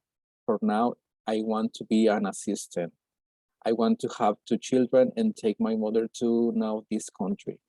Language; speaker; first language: English; non-native, learner; Spanish